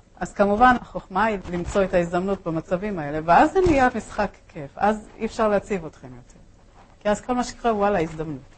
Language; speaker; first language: Hebrew; early bilingual, other home language; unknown